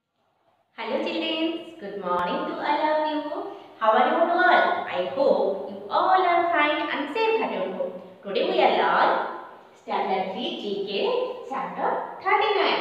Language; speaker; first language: English; non-native, fluent; Hindi